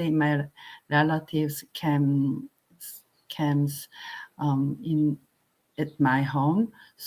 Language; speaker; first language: English; non-native, learner; Korean